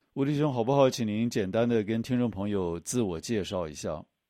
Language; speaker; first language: Chinese; native; Chinese